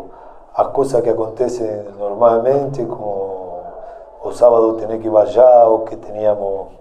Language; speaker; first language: Portuguese; non-native, fluent; Spanish